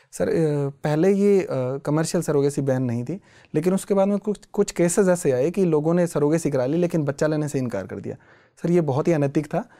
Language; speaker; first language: Hindi; native; Hindi